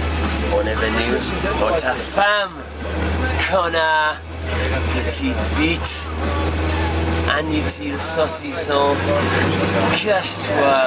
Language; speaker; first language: French; non-native, learner; English